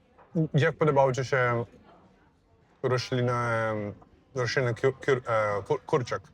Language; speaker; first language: Polish; non-native, fluent; Portuguese